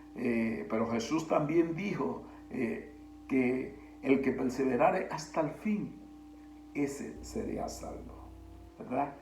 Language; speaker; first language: Spanish; native; Spanish